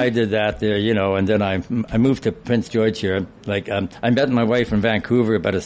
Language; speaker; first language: English; native; English